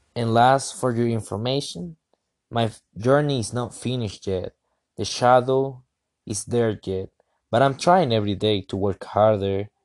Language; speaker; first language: English; non-native, fluent; Spanish